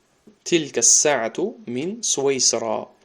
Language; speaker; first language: Arabic; non-native, fluent; Tajik